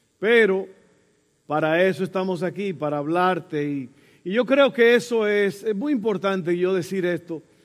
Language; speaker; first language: Spanish; early bilingual, heritage; Spanish